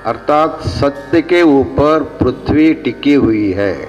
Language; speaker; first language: Hindi; non-native, local second language; Kannada